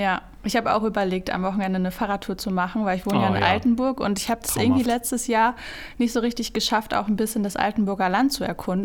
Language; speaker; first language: German; native; German